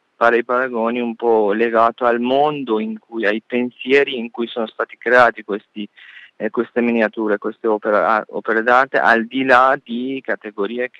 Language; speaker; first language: Italian; non-native, fluent; Persian